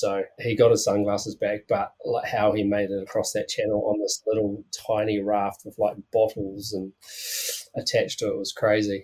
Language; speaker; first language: English; native; English